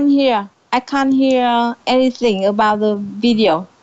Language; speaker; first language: English; non-native, learner; Vietnamese